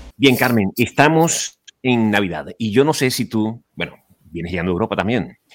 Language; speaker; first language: Spanish; native; Spanish